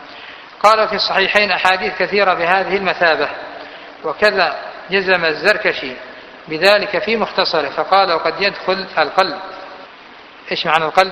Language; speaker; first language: Arabic; native; Arabic